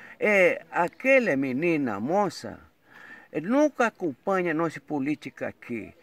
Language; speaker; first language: Portuguese; non-native, local second language; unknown